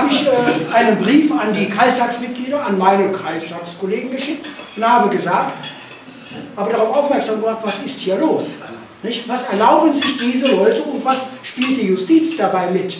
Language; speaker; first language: German; native; German